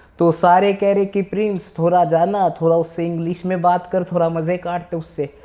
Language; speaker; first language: Hindi; early bilingual, other home language; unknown